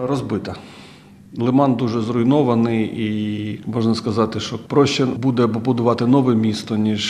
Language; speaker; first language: Ukrainian; non-native, local second language; Russian